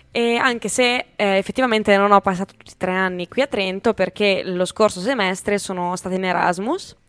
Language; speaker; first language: Italian; native; Italian